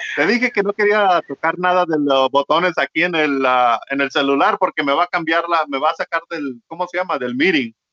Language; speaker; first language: Spanish; early bilingual, heritage; Spanish